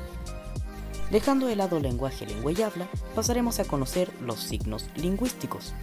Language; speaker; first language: Spanish; native; Spanish